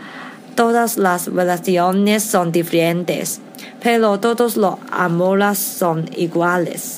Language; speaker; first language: Spanish; non-native, learner; English